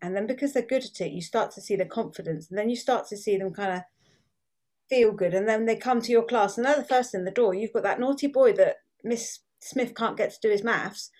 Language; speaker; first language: English; native; English